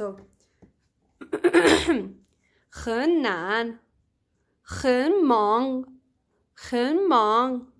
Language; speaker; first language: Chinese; non-native, fluent; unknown